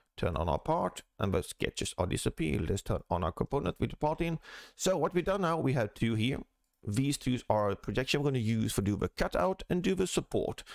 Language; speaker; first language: English; non-native, fluent; Swedish